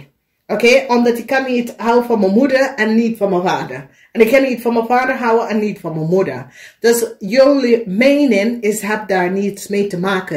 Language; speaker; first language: Dutch; non-native, fluent; English